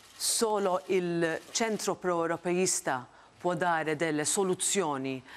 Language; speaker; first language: Italian; non-native, fluent; Maltese